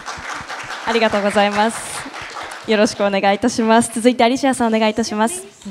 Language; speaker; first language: Japanese; native; Japanese